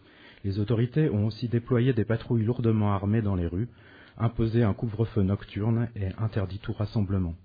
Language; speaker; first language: French; native; French